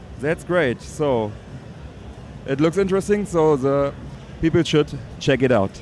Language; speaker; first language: English; non-native, fluent; German